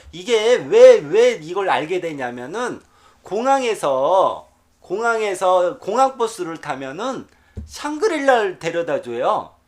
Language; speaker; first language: Korean; native; Korean